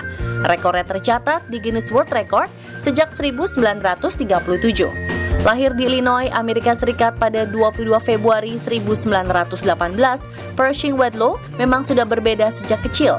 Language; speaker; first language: Indonesian; native; Indonesian